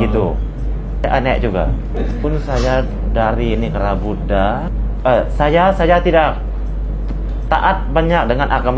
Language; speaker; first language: Indonesian; non-native, fluent; Lao